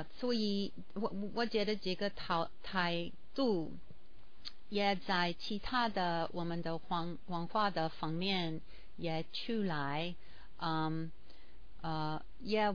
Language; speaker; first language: Chinese; non-native, learner; English